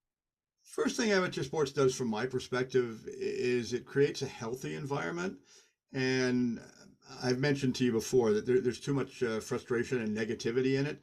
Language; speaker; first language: English; native; English